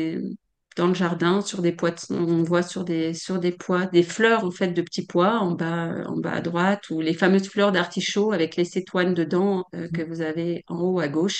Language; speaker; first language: French; native; French